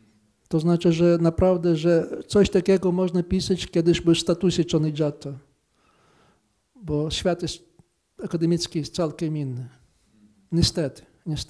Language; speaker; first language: Polish; non-native, fluent; Ukrainian